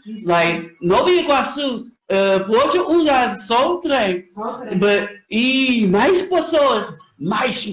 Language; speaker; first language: Portuguese; non-native, learner; English